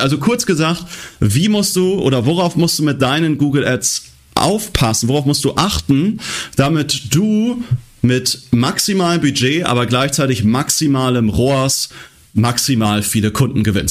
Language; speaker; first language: German; native; German